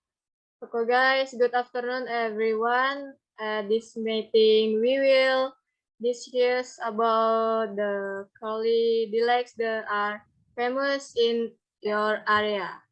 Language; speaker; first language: English; non-native, learner; Indonesian